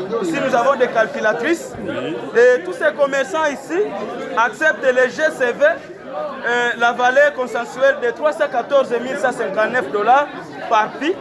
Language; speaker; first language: French; non-native, local second language; Swahili